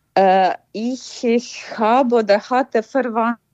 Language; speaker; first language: German; non-native, fluent; Ukrainian